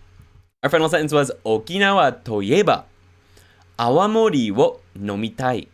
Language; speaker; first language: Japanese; non-native, fluent; English